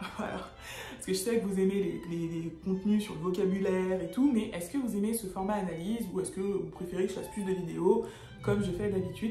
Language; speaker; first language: French; native; French